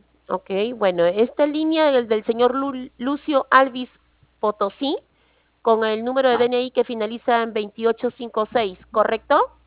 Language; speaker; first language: Spanish; native; Spanish